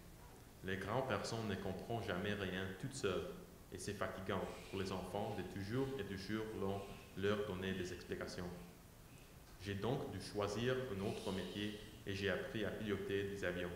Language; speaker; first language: French; non-native, learner; English